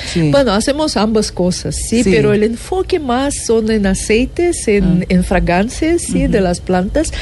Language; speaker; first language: Spanish; non-native, fluent; Russian